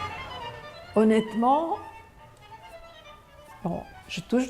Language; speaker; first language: French; non-native, fluent; Italian